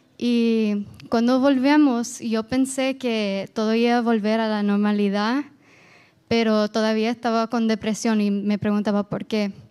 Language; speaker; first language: Spanish; non-native, fluent; Portuguese